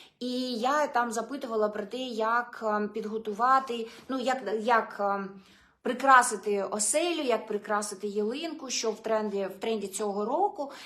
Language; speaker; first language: Ukrainian; non-native, local second language; Russian